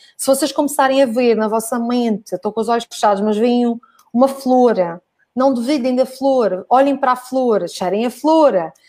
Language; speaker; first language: Portuguese; native; Portuguese